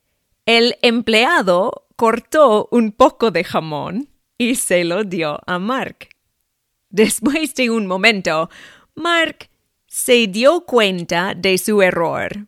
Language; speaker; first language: Spanish; non-native, fluent; English